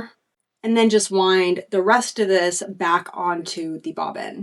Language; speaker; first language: English; native; English